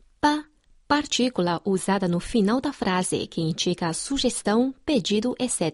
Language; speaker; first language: Portuguese; non-native, fluent; Chinese